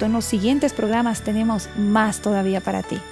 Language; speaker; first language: Spanish; native; Spanish